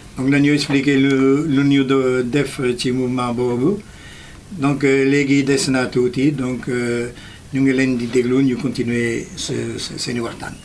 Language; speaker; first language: Wolof; non-native, fluent; French